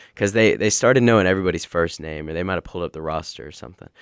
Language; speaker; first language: English; native; English